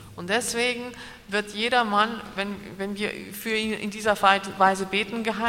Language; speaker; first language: German; native; German